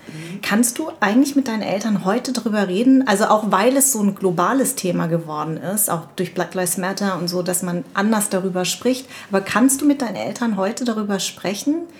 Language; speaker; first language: German; early bilingual, other home language; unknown